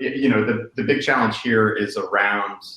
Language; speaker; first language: English; native; English